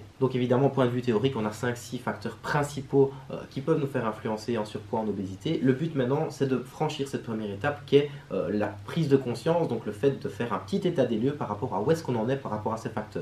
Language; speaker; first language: French; native; French